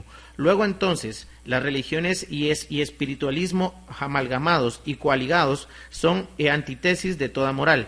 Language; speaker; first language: Spanish; native; Spanish